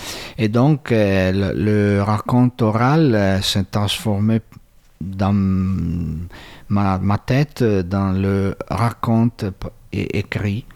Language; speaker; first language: French; non-native, fluent; Italian